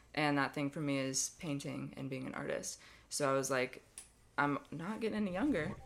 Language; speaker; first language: English; native; English